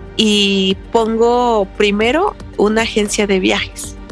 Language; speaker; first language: Spanish; native; Spanish